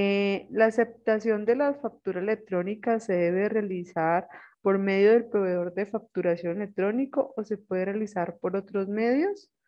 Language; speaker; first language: Spanish; native; Spanish